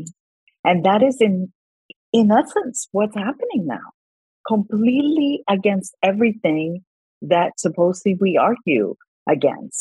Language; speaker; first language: English; non-native, fluent; Spanish